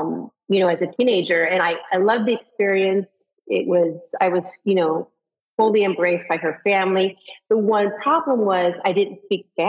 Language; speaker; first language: English; native; English